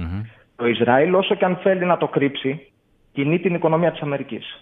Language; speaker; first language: Greek; native; Greek